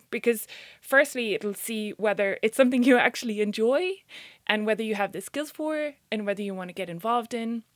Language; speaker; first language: English; native; English